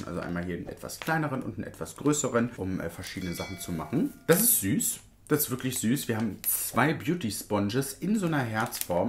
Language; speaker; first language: German; native; German